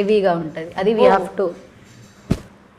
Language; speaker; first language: Telugu; non-native, learner; Malayalam